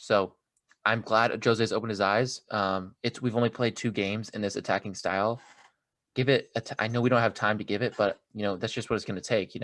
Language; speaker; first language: English; native; English